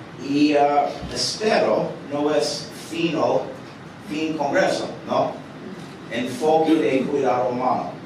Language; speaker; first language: Spanish; early bilingual, heritage; English